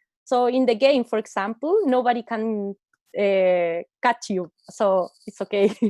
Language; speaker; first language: English; non-native, learner; Spanish